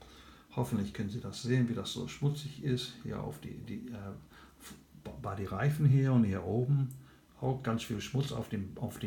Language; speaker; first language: German; non-native, learner; English